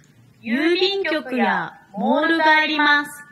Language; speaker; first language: Japanese; non-native, learner; Indonesian